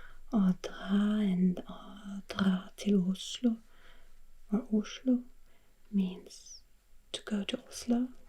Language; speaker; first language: Norwegian; non-native, learner; German